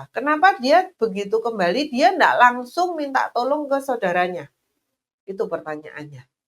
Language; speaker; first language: Indonesian; native; Indonesian